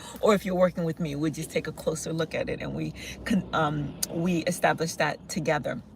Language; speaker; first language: English; native; English